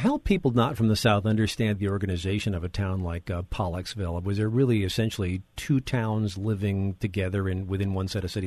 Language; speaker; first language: English; native; English